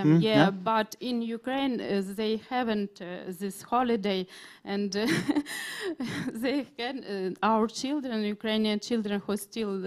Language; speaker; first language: English; non-native, learner; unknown